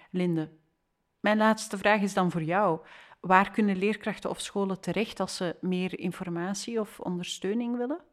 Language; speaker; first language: Dutch; native; Dutch